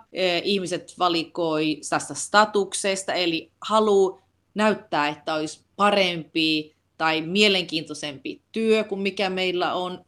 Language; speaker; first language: Finnish; early bilingual, heritage; Finnish